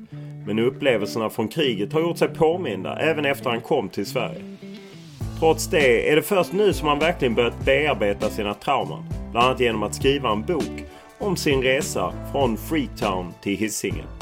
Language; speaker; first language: Swedish; native; Swedish